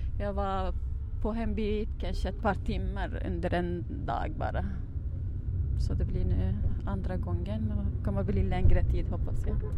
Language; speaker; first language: Swedish; non-native, fluent; Arabic